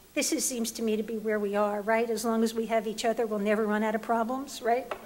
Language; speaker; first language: English; native; English